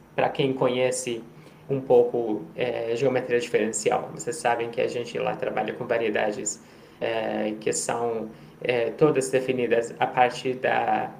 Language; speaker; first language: Portuguese; non-native, fluent; Persian